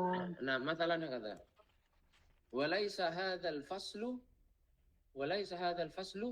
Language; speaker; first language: Arabic; non-native, fluent; Indonesian